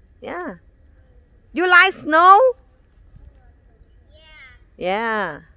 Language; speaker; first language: English; non-native, learner; Vietnamese